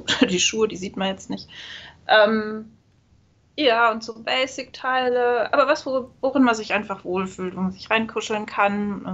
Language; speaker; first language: German; native; German